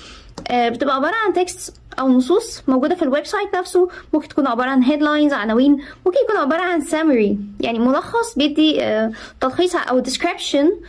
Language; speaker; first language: Arabic; native; Arabic